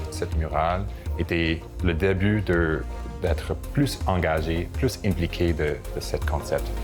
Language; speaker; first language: French; non-native, local second language; English